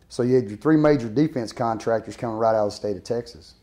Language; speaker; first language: English; native; English